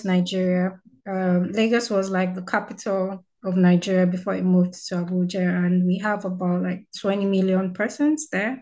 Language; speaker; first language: English; non-native, local second language; Yoruba